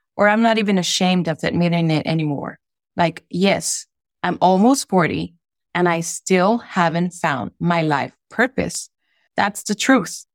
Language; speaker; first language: English; non-native, fluent; Spanish